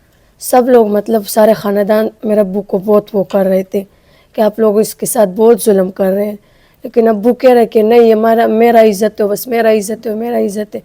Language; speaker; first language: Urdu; non-native, local second language; Pashto